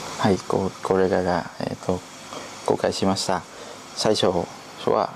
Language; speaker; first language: Japanese; non-native, learner; Vietnamese